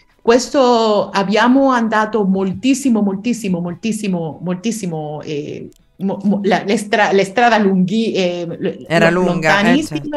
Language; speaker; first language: Italian; non-native, learner; Spanish